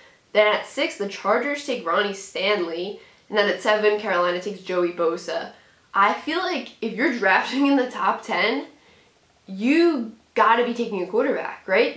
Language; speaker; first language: English; native; English